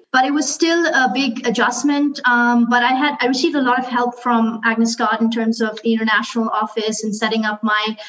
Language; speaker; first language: English; non-native, local second language; Urdu